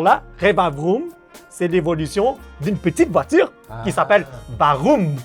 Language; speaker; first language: French; native; French